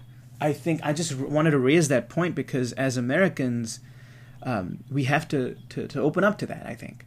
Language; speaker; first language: English; native; English